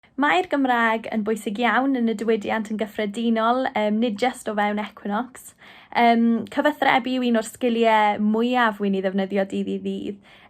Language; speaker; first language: Welsh; non-native, local second language; English